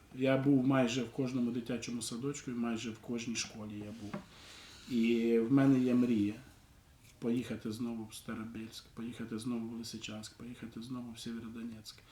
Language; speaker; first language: Ukrainian; non-native, local second language; Russian